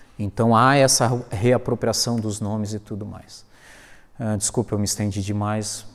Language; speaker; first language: Portuguese; native; Portuguese